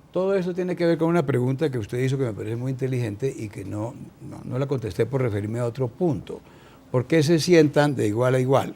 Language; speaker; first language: Spanish; native; Spanish